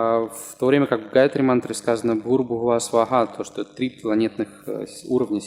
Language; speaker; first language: Russian; native; Russian